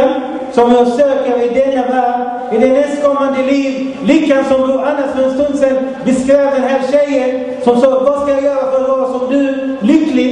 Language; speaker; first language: Swedish; non-native, fluent; Arabic